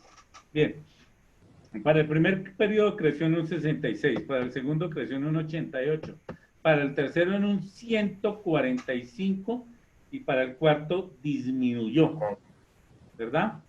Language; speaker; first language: Spanish; native; Spanish